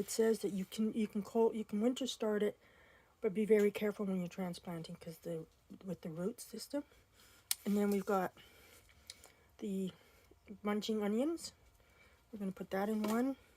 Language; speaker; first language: English; native; English